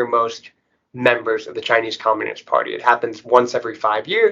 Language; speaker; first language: English; native; English